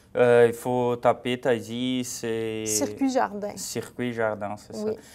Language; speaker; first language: French; non-native, fluent; Portuguese